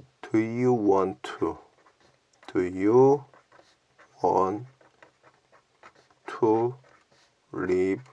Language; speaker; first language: English; non-native, learner; Korean